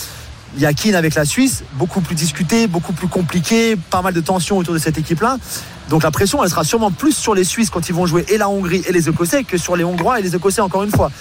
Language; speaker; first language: French; non-native, fluent; English